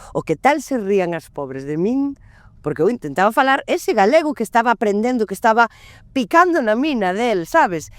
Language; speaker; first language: Galician; non-native, local second language; Spanish